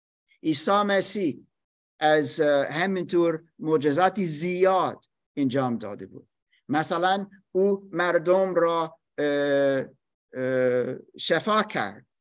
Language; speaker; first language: Persian; non-native, fluent; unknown